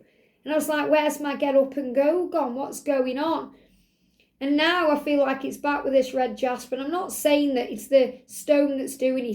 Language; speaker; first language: English; native; English